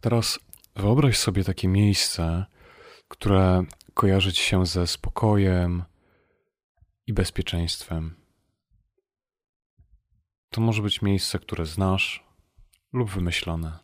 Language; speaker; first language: Polish; native; Polish